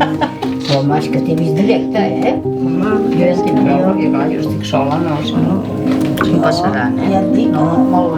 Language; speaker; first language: Catalan; non-native, learner; Spanish